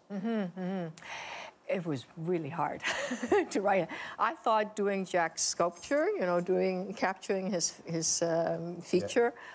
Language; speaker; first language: English; native; English